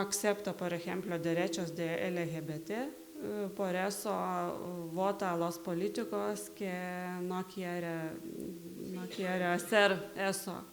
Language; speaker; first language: Spanish; non-native, learner; Lithuanian